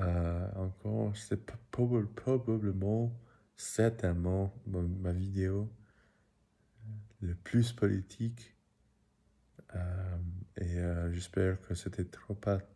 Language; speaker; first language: French; non-native, learner; English